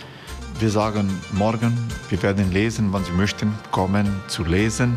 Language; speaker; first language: German; non-native, fluent; Croatian